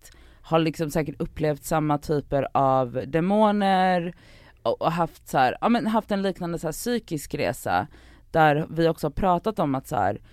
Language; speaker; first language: Swedish; native; Swedish